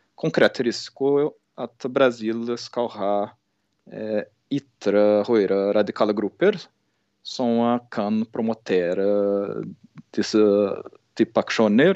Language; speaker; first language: Norwegian; non-native, fluent; Portuguese